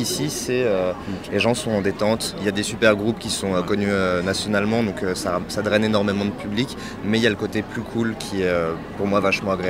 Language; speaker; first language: French; native; French